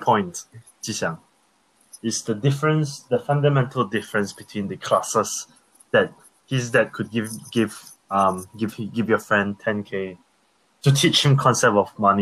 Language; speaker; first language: English; early bilingual, other home language; Korean